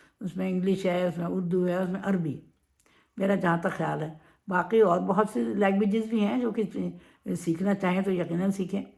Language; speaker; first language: Urdu; native; Urdu